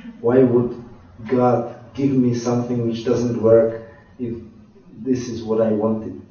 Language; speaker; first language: English; non-native, fluent; Czech